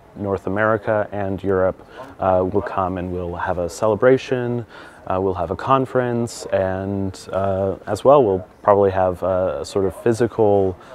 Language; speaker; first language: English; native; English